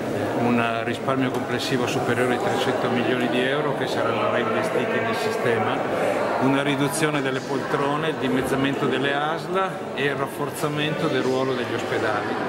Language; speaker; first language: Italian; native; Italian